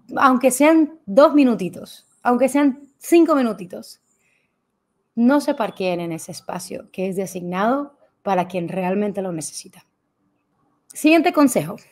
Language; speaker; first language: Spanish; native; Spanish